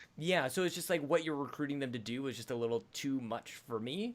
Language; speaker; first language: English; native; English